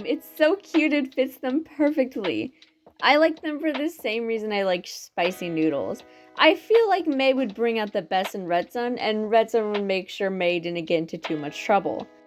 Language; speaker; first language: English; native; English